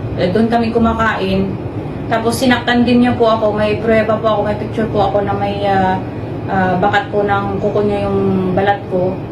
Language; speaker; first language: Filipino; non-native, local second language; Hiligaynon